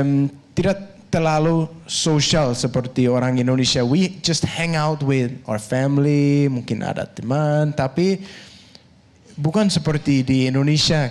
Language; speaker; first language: Indonesian; non-native, fluent; Danish